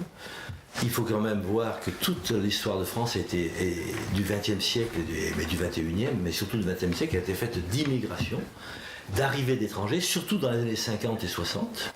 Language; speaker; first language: French; native; French